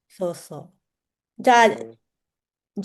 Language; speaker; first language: Japanese; non-native, fluent; Filipino